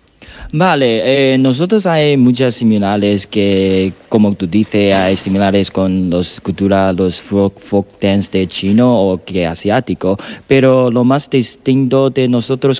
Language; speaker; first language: Spanish; non-native, learner; Chinese